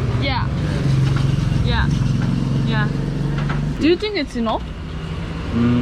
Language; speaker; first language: English; non-native, learner; Korean